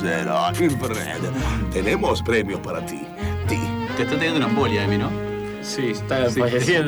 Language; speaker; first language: Spanish; native; Spanish